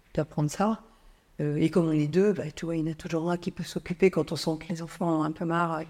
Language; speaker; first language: French; native; French